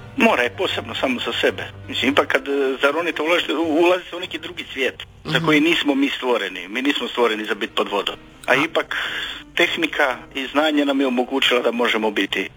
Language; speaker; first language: Croatian; native; Croatian